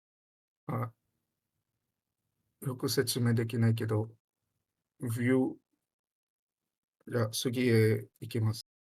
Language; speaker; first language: Japanese; non-native, learner; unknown